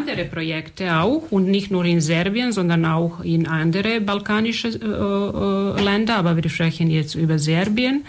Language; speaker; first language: German; non-native, fluent; Serbian